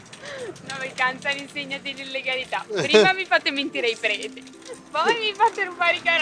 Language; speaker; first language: Italian; native; Italian